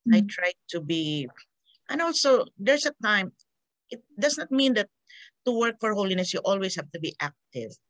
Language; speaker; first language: English; non-native, local second language; Hiligaynon